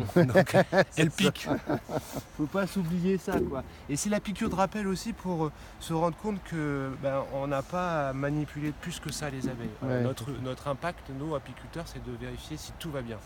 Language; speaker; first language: French; native; French